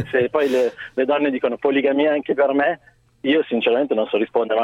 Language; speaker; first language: Italian; early bilingual, other home language; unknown